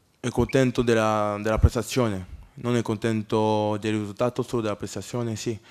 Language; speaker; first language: Italian; non-native, learner; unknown